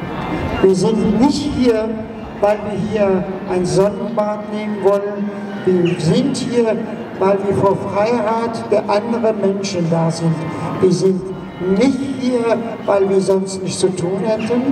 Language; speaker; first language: German; non-native, fluent; Persian